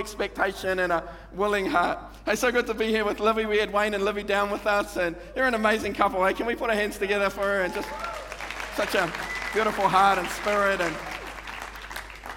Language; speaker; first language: English; native; English